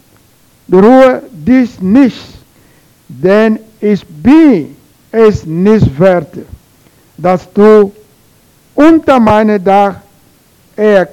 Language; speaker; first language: German; non-native, learner; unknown